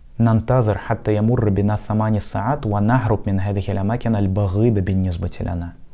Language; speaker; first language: Arabic; non-native, fluent; Russian